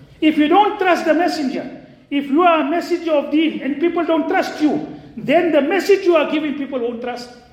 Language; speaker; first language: English; native; English